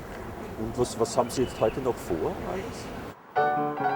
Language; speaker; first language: German; native; German